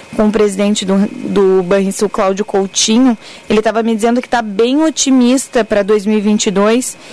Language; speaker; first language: Portuguese; native; Portuguese